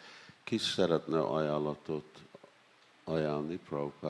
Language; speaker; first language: Hungarian; non-native, learner; English